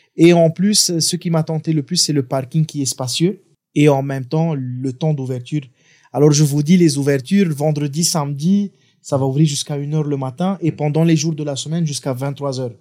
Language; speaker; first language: French; non-native, local second language; Arabic